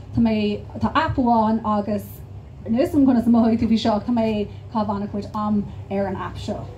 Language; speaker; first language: Irish; non-native, local second language; English